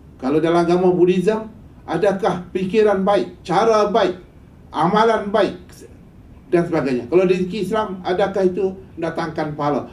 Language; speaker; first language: Malay; native; Malay